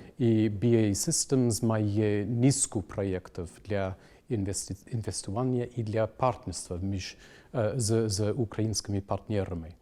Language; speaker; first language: Ukrainian; non-native, fluent; English